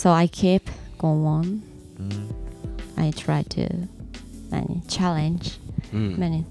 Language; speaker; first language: English; non-native, learner; Japanese